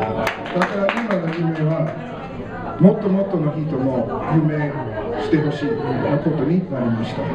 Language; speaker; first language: Japanese; non-native, learner; English